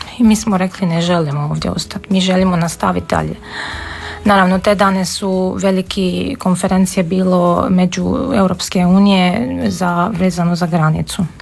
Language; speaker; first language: Serbian; non-native, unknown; Armenian